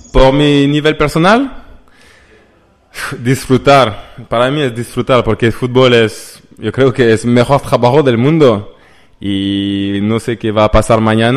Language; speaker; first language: Spanish; non-native, learner; French